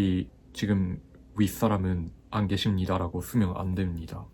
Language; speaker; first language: Korean; non-native, fluent; Japanese